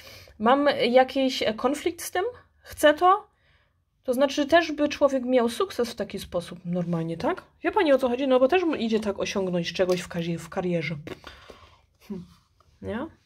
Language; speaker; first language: Polish; early bilingual, heritage; Polish